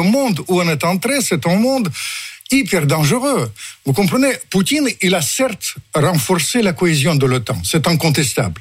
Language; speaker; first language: French; non-native, fluent; Russian